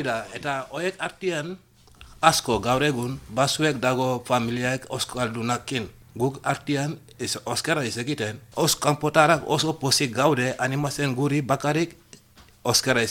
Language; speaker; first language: Basque; non-native, learner; Wolof